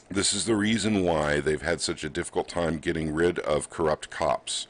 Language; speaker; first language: English; native; English